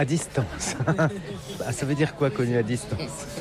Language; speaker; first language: French; native; French